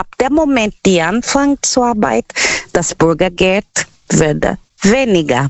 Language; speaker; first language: German; non-native, learner; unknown